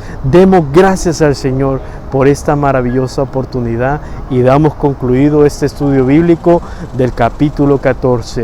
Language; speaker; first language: Spanish; native; Spanish